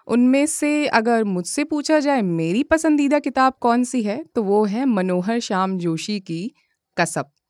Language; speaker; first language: Hindi; native; Hindi